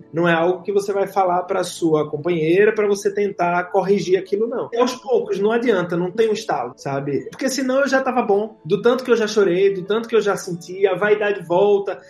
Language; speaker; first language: Portuguese; native; Portuguese